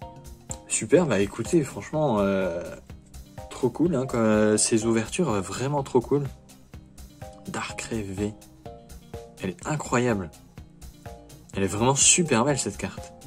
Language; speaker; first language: French; native; French